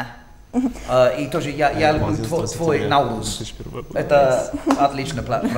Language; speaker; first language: Russian; non-native, learner; English